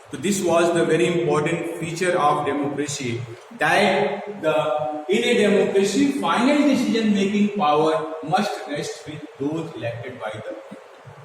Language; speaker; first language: English; non-native, local second language; Hindi